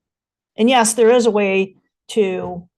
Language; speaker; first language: English; native; English